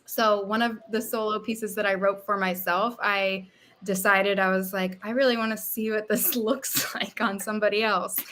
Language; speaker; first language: English; native; English